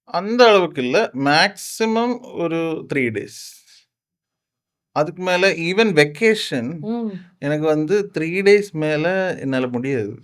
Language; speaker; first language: Tamil; non-native, fluent; Malayalam